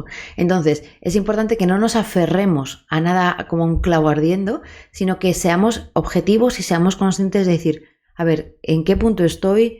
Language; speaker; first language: Spanish; native; Spanish